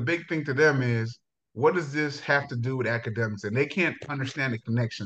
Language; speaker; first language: English; native; English